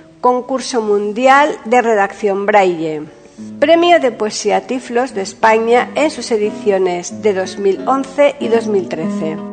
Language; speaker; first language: Spanish; native; Spanish